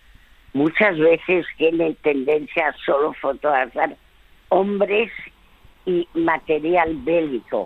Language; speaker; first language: Spanish; non-native, fluent; French